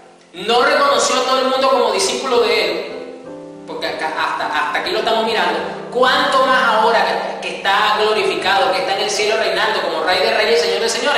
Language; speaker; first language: Spanish; native; Spanish